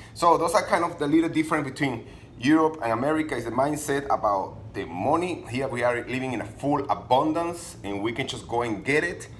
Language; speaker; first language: English; non-native, fluent; Spanish